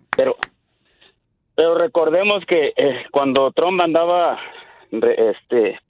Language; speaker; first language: Spanish; native; Spanish